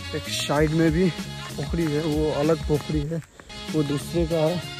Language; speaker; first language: Hindi; non-native, local second language; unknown